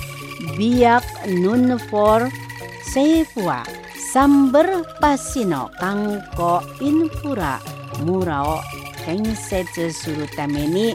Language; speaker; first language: Japanese; non-native, fluent; Indonesian